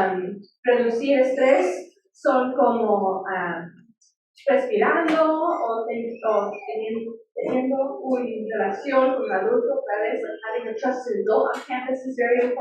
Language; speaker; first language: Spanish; early bilingual, heritage; English